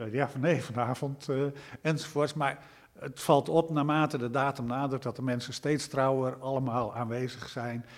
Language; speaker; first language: Dutch; native; Dutch